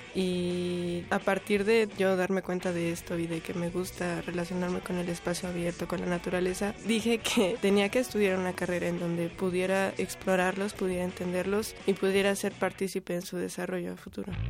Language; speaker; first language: Spanish; native; Spanish